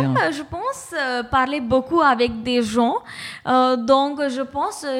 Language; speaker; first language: French; non-native, learner; Hindi